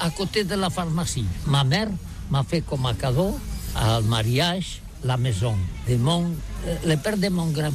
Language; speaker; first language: French; non-native, learner; Catalan